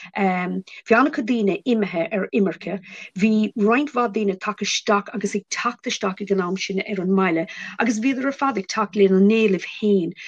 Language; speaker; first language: Irish; non-native, local second language; English